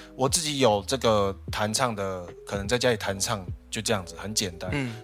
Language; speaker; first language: Chinese; non-native, local second language; Hakka Chinese